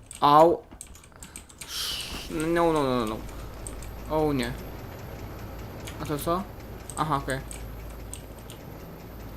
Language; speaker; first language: Polish; native; Polish